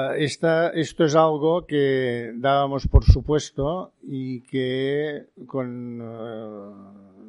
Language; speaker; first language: Spanish; non-native, local second language; Catalan